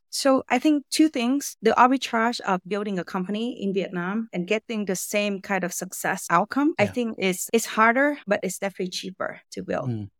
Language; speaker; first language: English; non-native, fluent; Vietnamese